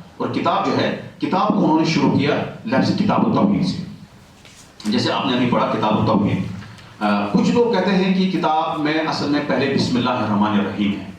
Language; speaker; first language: Urdu; non-native, local second language; Kashmiri